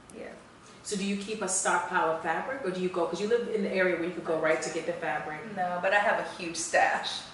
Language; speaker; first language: English; native; English